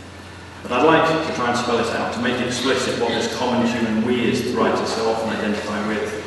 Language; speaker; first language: English; native; English